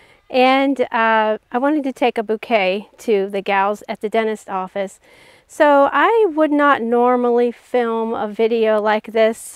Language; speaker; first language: English; native; English